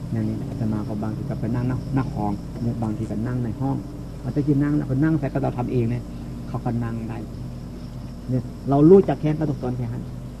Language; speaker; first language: Thai; native; Thai